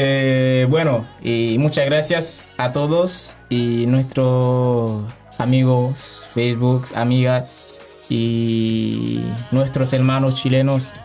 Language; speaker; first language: Spanish; non-native, learner; Haitian Creole